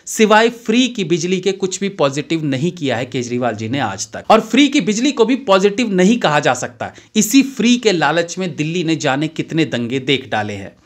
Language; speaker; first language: Hindi; native; Hindi